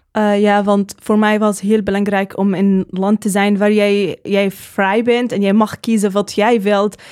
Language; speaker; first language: Dutch; non-native, learner; Arabic